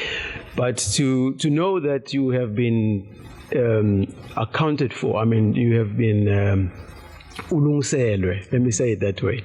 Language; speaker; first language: English; non-native, local second language; Zulu